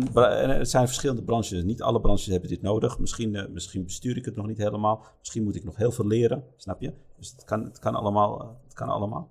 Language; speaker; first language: Dutch; early bilingual, other home language; Riffian